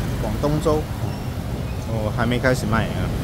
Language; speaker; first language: Chinese; native; Chinese